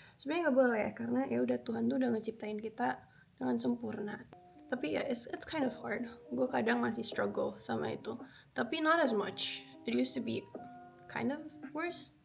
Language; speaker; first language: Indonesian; early bilingual, other home language; Spanish